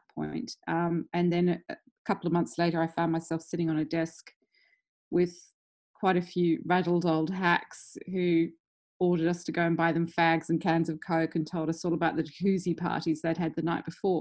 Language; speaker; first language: English; native; English